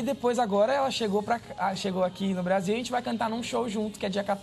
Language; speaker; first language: Portuguese; native; Portuguese